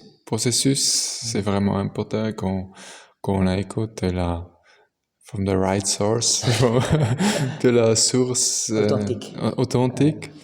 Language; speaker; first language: French; non-native, local second language; German